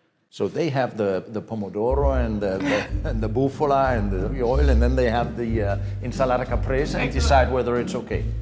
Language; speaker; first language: English; non-native, fluent; Danish